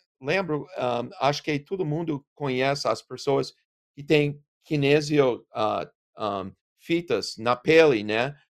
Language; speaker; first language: Portuguese; non-native, learner; English